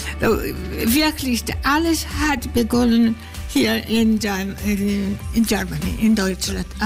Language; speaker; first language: German; non-native, fluent; Greek